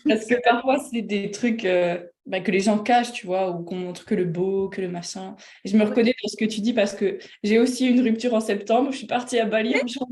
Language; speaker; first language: French; native; French